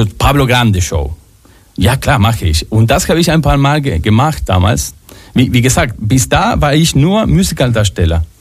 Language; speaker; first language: German; non-native, fluent; Spanish